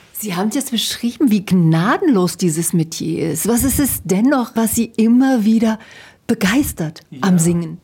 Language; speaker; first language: German; native; German